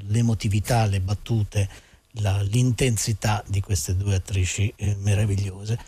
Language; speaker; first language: Italian; native; Italian